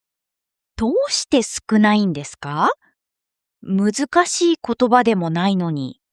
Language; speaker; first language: Japanese; non-native, fluent; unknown